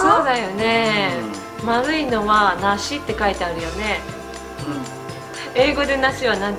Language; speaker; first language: Japanese; native; Japanese